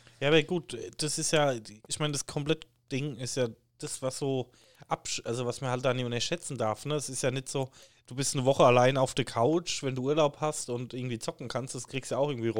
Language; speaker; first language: German; native; German